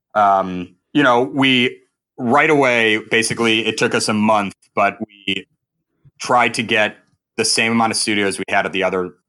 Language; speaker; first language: English; native; English